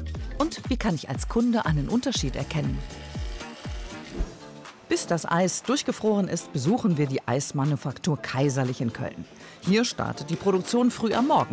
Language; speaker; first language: German; native; German